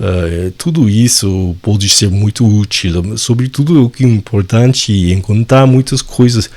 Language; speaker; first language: Portuguese; non-native, fluent; English